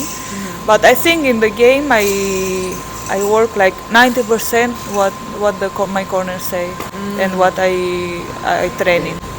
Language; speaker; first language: English; non-native, fluent; Greek